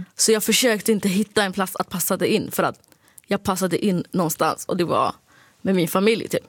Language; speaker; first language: Swedish; early bilingual, other home language; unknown